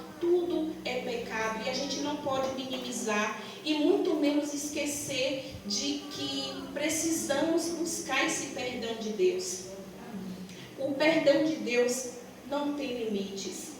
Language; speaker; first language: Portuguese; native; Portuguese